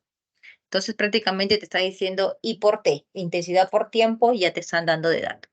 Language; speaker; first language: Spanish; native; Spanish